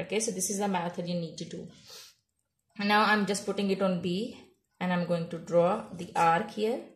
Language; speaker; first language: English; non-native, local second language; Urdu